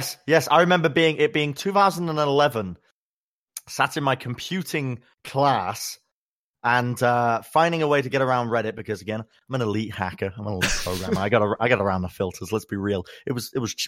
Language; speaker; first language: English; native; English